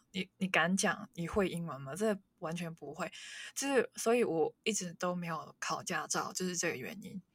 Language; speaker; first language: Chinese; non-native, local second language; Cantonese